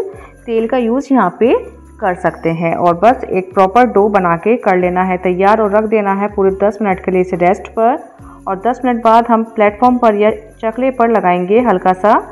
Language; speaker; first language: Hindi; native; Hindi